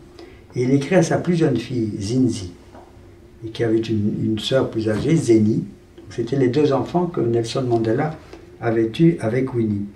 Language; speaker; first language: French; native; French